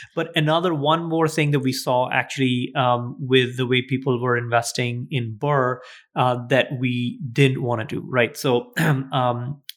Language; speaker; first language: English; non-native, local second language; Gujarati